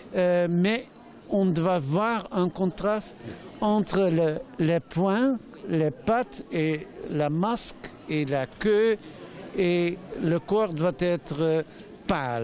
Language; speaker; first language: French; non-native, fluent; Dutch